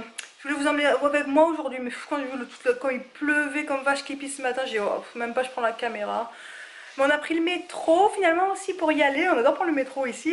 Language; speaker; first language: French; native; French